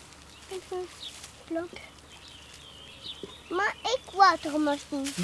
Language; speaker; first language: Dutch; early bilingual, heritage; Dutch